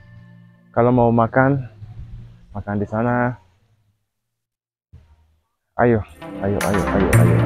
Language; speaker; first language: Indonesian; non-native, learner; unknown